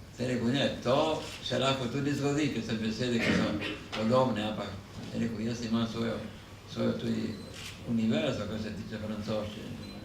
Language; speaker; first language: Slovenian; native; Slovenian